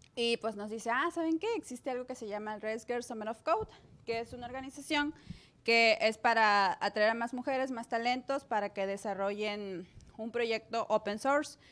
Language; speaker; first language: Spanish; native; Spanish